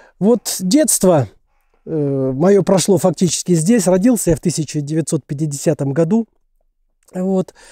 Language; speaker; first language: Russian; native; Russian